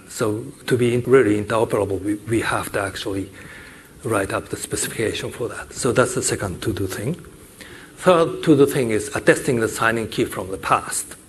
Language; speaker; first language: English; non-native, fluent; Japanese